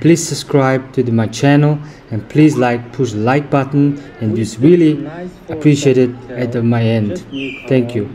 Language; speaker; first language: English; non-native, fluent; Mongolian